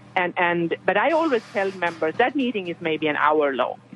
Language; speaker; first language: English; non-native, fluent; Swedish